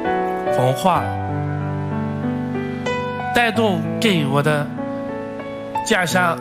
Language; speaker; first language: Chinese; non-native, fluent; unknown